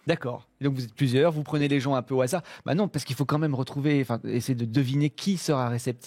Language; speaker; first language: French; native; French